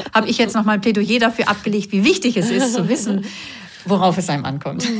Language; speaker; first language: German; native; German